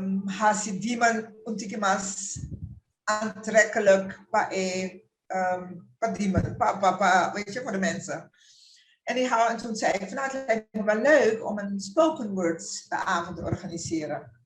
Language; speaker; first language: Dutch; non-native, local second language; Papiamento